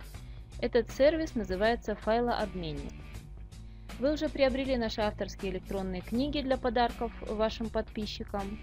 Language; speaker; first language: Russian; native; Russian